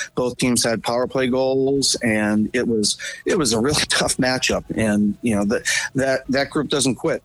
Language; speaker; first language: English; native; English